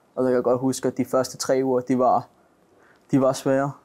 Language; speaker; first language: Danish; native; Danish